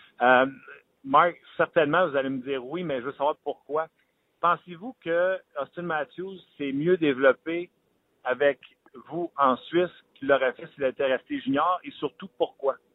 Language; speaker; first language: French; native; French